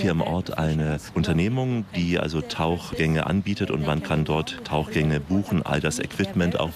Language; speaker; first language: German; native; German